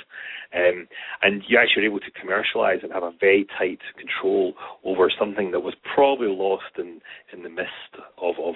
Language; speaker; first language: English; native; English